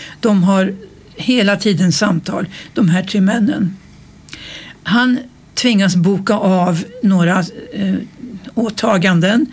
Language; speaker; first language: Swedish; native; Swedish